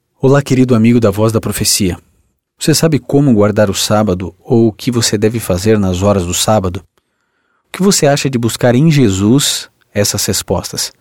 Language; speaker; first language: Portuguese; native; Portuguese